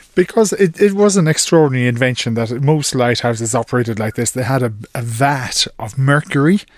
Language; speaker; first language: English; native; English